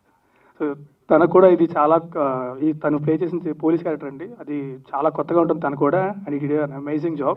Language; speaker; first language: Telugu; native; Telugu